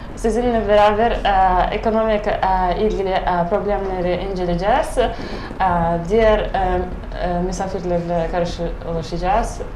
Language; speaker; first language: Turkish; non-native, fluent; Russian